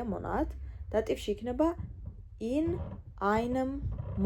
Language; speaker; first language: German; non-native, fluent; Georgian